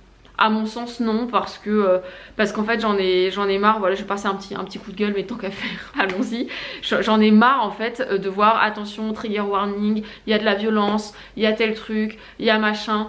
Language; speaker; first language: French; native; French